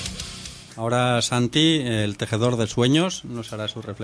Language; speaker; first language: Spanish; native; Spanish